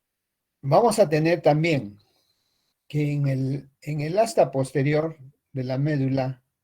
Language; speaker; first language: Spanish; native; Spanish